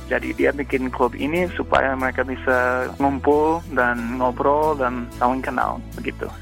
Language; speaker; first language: Indonesian; non-native, fluent; English